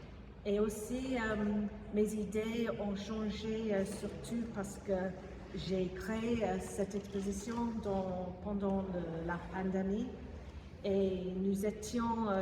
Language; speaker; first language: French; non-native, fluent; English